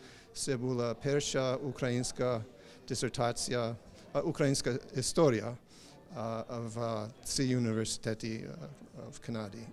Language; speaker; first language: Ukrainian; non-native, learner; English